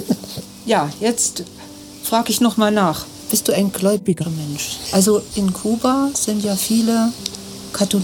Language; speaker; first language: German; native; German